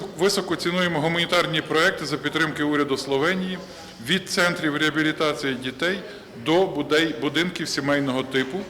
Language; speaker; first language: Ukrainian; native; Ukrainian